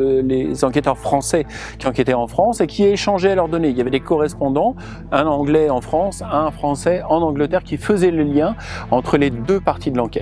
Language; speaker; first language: French; native; French